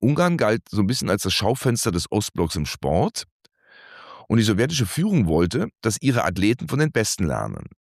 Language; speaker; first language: German; native; German